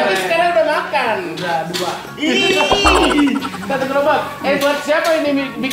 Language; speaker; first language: Indonesian; non-native, fluent; Japanese